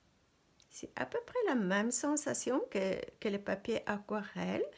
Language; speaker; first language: French; non-native, fluent; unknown